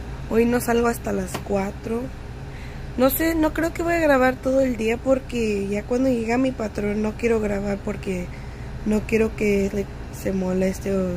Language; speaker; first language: Spanish; early bilingual, heritage; Spanish